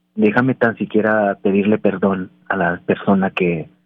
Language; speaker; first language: Spanish; early bilingual, heritage; Spanish